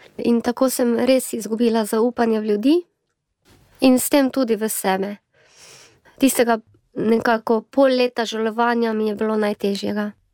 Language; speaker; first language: Slovenian; native; Slovenian